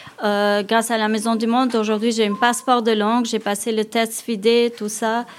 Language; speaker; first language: French; non-native, learner; Albanian